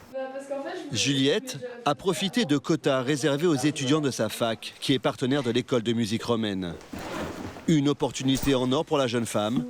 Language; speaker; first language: French; native; French